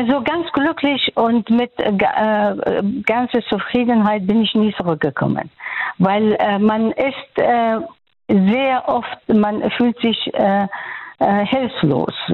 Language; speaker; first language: German; non-native, fluent; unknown